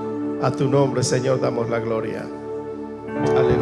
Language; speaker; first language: Spanish; native; Spanish